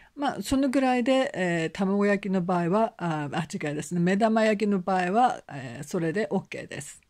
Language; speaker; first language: Japanese; native; Japanese